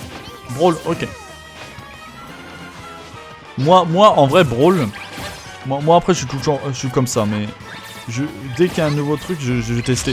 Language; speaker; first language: French; native; French